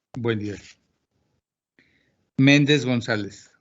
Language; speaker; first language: Spanish; native; Spanish